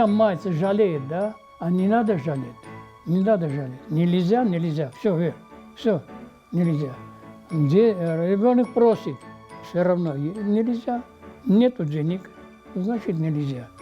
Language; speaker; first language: Russian; non-native, local second language; Armenian